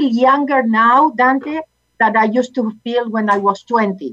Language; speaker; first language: English; non-native, fluent; Spanish